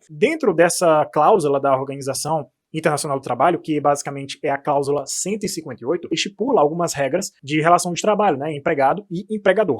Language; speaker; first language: Portuguese; native; Portuguese